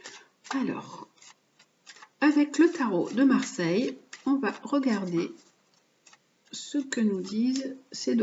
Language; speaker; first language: French; native; French